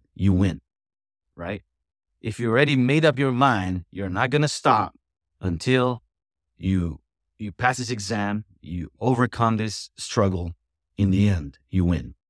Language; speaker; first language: English; non-native, local second language; Filipino